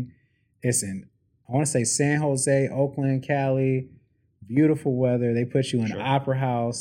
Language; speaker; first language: English; native; English